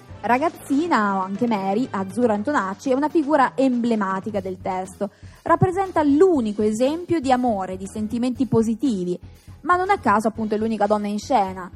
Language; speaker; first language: Italian; native; Italian